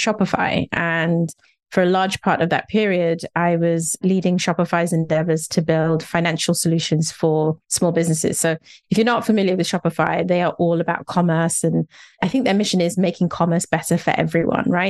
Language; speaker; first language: English; native; English